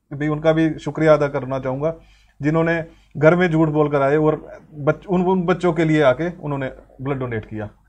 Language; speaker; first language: Hindi; native; Hindi